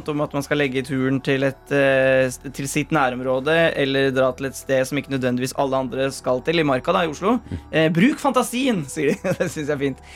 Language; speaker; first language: Norwegian; native; Norwegian